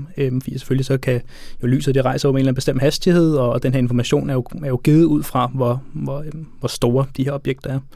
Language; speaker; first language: Danish; native; Danish